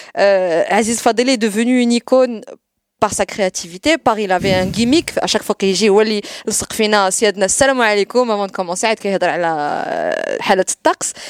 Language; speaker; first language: French; non-native, local second language; Arabic